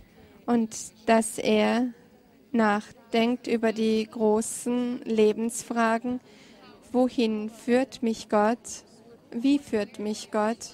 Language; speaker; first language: German; non-native, fluent; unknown